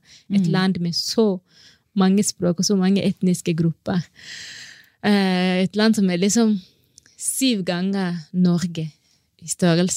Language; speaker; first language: Norwegian; non-native, fluent; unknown